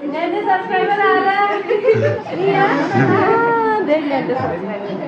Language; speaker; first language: Malayalam; non-native, learner; Nepali